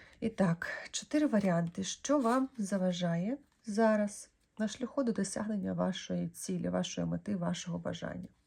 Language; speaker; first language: Ukrainian; non-native, local second language; Russian